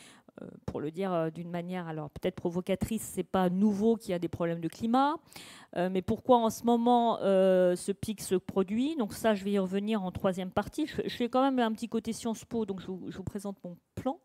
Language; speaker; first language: French; native; French